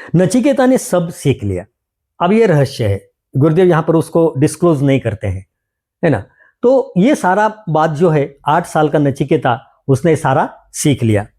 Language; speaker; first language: Hindi; non-native, local second language; Marathi